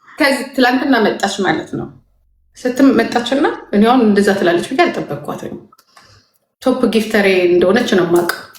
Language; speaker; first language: Amharic; native; Amharic